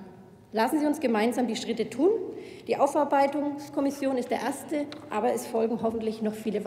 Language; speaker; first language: German; native; German